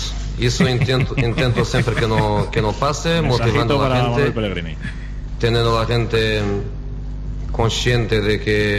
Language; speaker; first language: Spanish; non-native, fluent; Portuguese